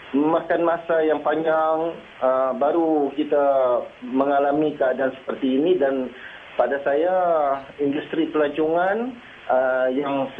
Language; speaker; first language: Malay; native; Malay